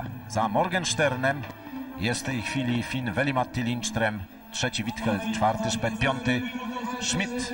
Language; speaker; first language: Polish; native; Polish